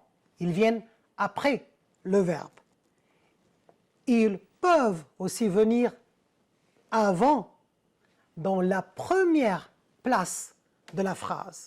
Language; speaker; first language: French; non-native, fluent; Arabic